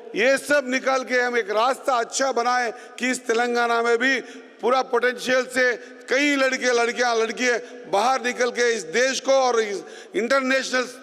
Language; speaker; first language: Hindi; non-native, local second language; Telugu